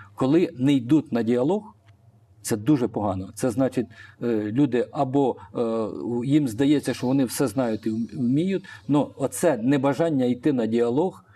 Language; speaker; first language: Ukrainian; non-native, local second language; Russian